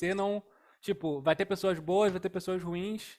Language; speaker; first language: Portuguese; native; Portuguese